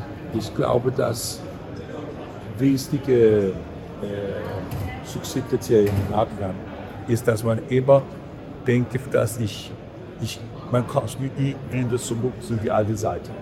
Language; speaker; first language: German; non-native, learner; Danish